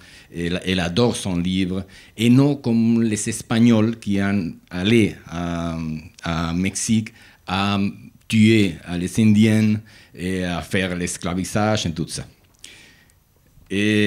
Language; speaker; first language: French; non-native, learner; Spanish